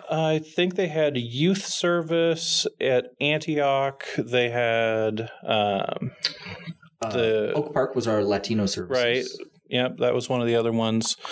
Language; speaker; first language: English; native; English